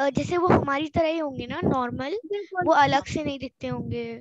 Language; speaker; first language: Hindi; native; Hindi